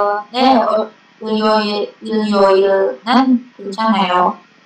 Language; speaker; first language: Korean; non-native, learner; Indonesian